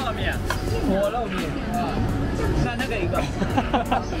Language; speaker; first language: Chinese; non-native, learner; Japanese